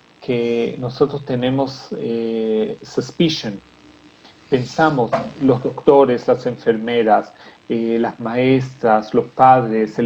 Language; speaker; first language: Spanish; non-native, fluent; Hebrew